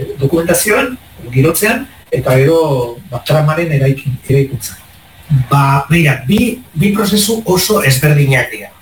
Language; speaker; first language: Basque; non-native, local second language; Spanish